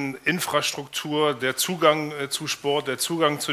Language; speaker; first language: German; native; German